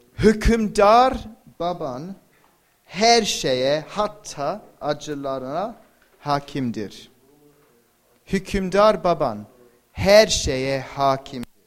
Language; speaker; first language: Turkish; non-native, fluent; English